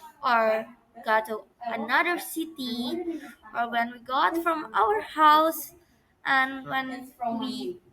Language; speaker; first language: English; non-native, learner; Indonesian